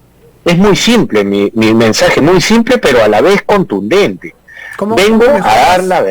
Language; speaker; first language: Spanish; native; Spanish